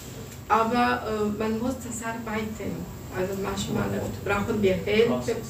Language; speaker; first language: German; non-native, fluent; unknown